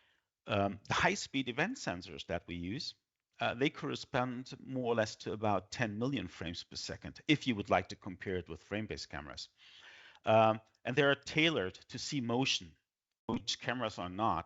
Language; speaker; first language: English; non-native, fluent; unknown